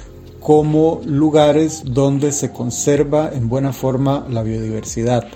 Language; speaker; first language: Spanish; native; Spanish